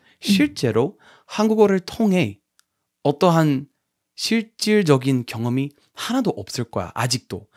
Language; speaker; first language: Korean; non-native, fluent; English